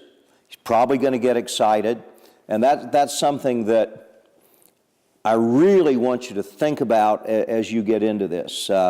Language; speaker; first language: English; native; English